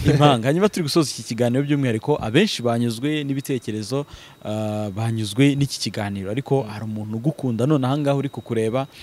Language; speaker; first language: Kinyarwanda; native; Kinyarwanda